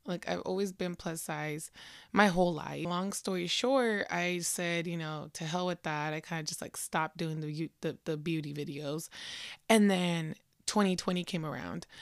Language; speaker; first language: English; early bilingual, other home language; Spanish